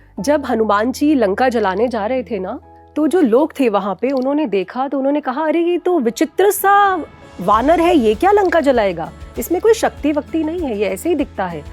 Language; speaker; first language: Hindi; native; Hindi